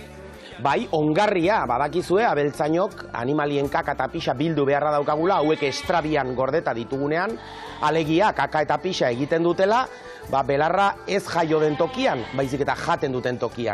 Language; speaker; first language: Basque; native; Basque